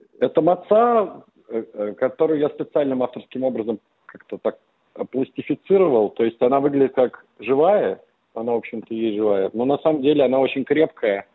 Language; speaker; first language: Russian; native; Russian